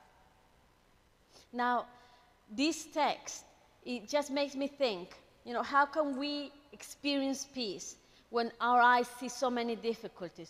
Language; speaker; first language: English; non-native, fluent; Spanish